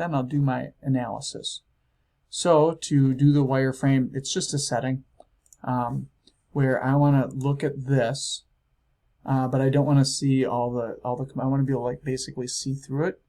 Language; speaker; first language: English; native; English